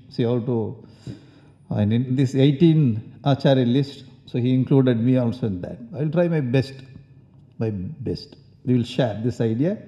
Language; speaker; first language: English; non-native, local second language; Tamil